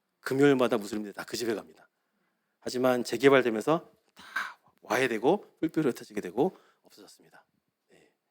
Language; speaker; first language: Korean; native; Korean